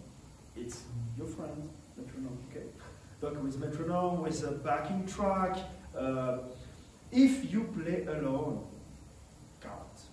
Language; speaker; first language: English; non-native, learner; French